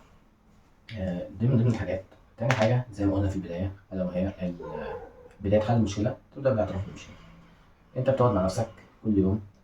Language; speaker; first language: Arabic; native; Arabic